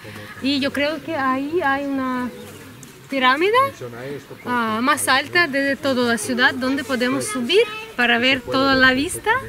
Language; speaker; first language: Spanish; non-native, learner; Russian